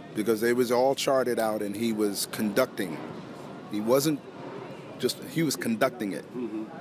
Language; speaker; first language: English; native; English